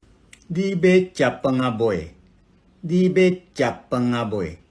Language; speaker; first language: Chinese; non-native, fluent; Filipino